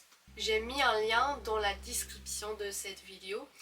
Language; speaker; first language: French; non-native, fluent; English